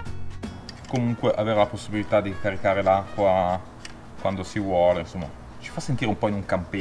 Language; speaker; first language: Italian; native; Italian